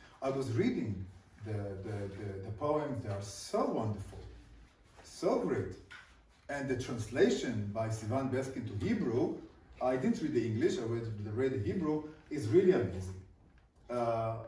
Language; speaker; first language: English; non-native, fluent; Hebrew